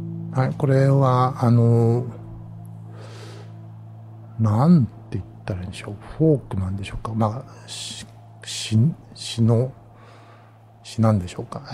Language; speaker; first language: Japanese; native; Japanese